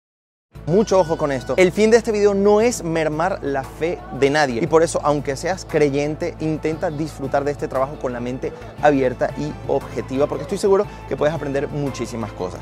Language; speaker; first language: Spanish; native; Spanish